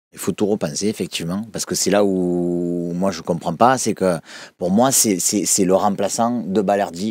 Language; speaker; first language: French; native; French